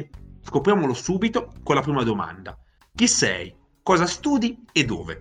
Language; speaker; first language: Italian; native; Italian